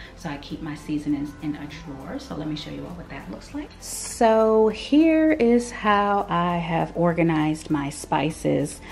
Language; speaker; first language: English; native; English